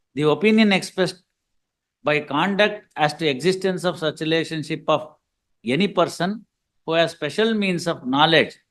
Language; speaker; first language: English; non-native, local second language; Kannada